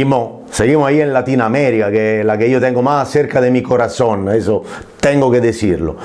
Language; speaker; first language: Spanish; non-native, fluent; Italian